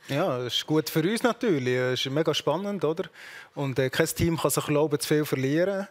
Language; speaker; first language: German; native; German